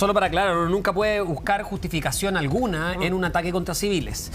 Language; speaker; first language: Spanish; native; Spanish